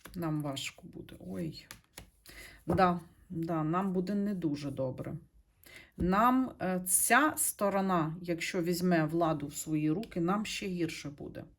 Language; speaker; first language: Ukrainian; non-native, local second language; Russian